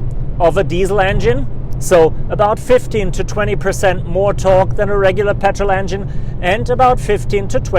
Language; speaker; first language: English; non-native, fluent; German